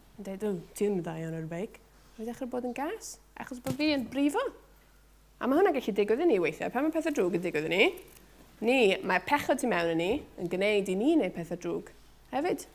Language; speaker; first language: Welsh; native; Welsh